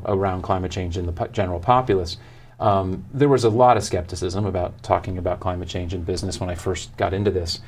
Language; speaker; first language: English; native; English